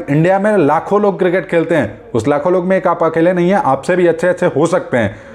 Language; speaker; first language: Hindi; native; Hindi